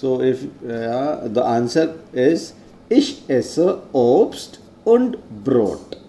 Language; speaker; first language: German; non-native, fluent; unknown